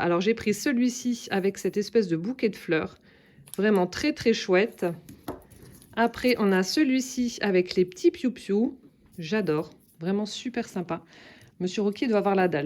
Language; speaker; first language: French; native; French